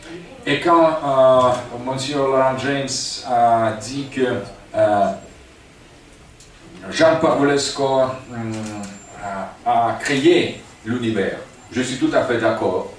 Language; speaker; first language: French; non-native, fluent; Russian